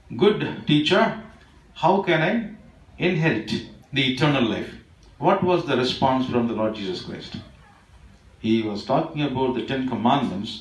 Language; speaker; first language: English; non-native, local second language; Tamil